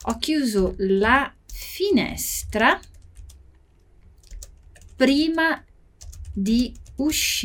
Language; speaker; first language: Italian; non-native, fluent; Portuguese